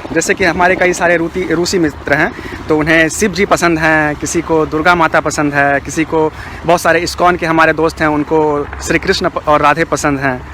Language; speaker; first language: Hindi; native; Hindi